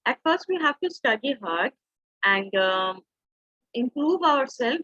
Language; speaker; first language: English; non-native, fluent; Bangla